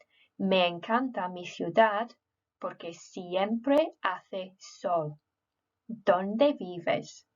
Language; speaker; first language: Spanish; non-native, fluent; English